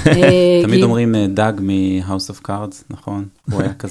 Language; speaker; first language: Hebrew; native; Hebrew